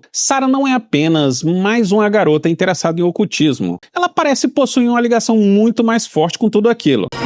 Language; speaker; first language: Portuguese; native; Portuguese